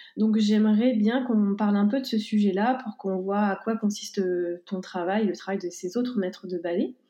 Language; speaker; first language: French; native; French